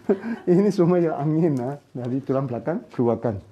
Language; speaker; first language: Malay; non-native, local second language; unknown